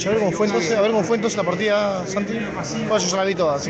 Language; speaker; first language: Spanish; native; Spanish